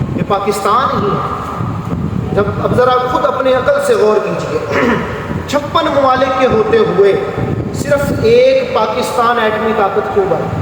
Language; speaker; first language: Urdu; non-native, local second language; Punjabi